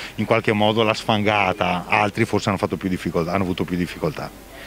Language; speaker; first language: Italian; native; Italian